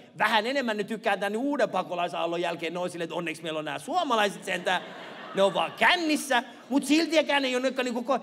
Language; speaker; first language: Finnish; early bilingual, other home language; Persian